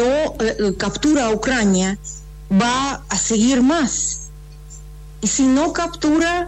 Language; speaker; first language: Spanish; non-native, fluent; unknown